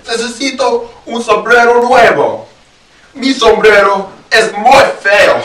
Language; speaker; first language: Spanish; non-native, learner; English